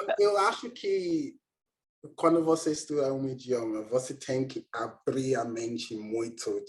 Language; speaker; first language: Portuguese; non-native, learner; English